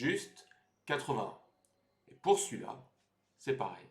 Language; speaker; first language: French; native; French